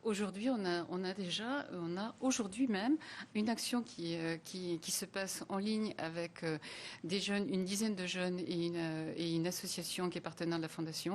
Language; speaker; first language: French; native; French